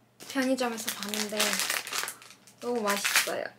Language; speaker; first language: Korean; non-native, fluent; Russian